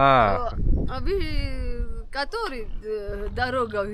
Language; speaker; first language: Russian; non-native, learner; Georgian